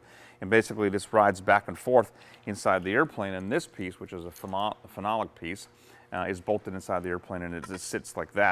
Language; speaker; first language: English; native; English